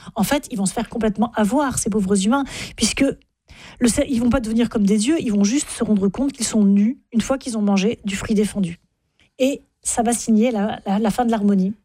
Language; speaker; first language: French; native; French